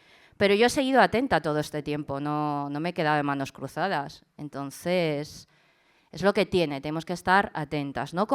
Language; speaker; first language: Spanish; early bilingual, other home language; Chinese